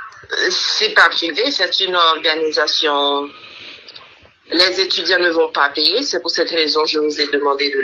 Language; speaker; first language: French; early bilingual, heritage; French